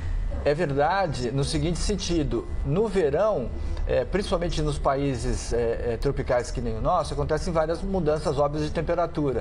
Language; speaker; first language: Portuguese; native; Portuguese